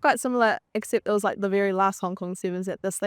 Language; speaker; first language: English; native; English